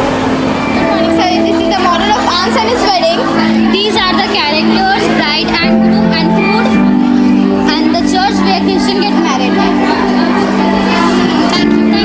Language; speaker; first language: English; non-native, learner; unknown